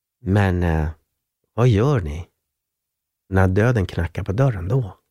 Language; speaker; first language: Swedish; non-native, fluent; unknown